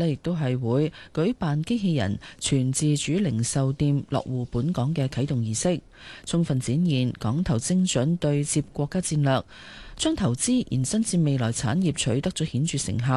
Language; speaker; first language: Cantonese; native; Cantonese